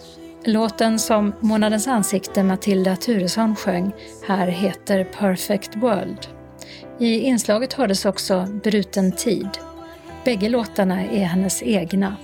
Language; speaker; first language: Swedish; native; Swedish